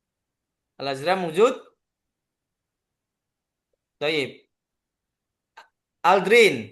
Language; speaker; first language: Arabic; non-native, fluent; Indonesian